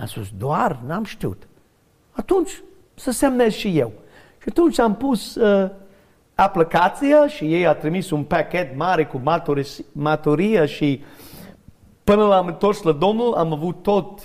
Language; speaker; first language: Romanian; non-native, learner; English